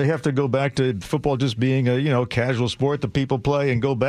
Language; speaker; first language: English; native; English